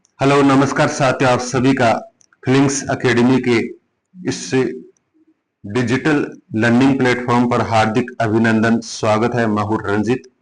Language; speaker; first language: Hindi; native; Hindi